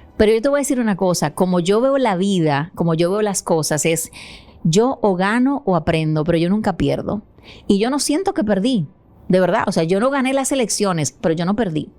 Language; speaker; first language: Spanish; native; Spanish